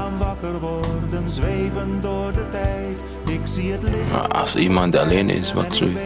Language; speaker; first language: Dutch; non-native, learner; Arabic